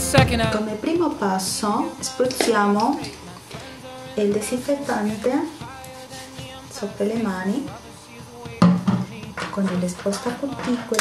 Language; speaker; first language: Italian; non-native, fluent; Spanish